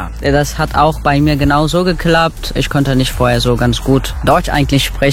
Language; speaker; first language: German; non-native, learner; Turkish